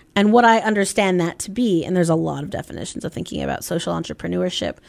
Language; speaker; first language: English; native; English